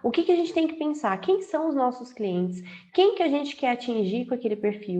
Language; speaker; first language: Portuguese; native; Portuguese